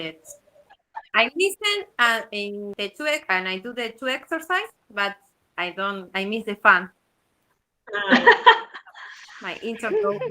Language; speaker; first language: English; non-native, learner; Spanish